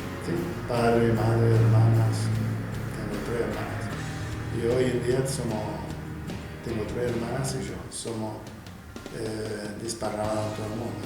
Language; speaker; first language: Spanish; non-native, fluent; Arabic